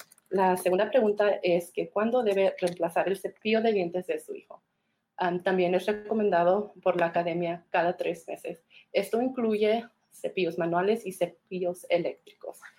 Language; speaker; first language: Spanish; early bilingual, heritage; Spanish